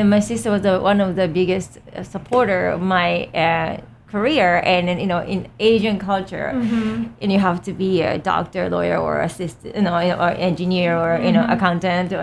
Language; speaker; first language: English; non-native, fluent; Japanese